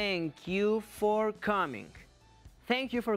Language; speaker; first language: English; non-native, fluent; Spanish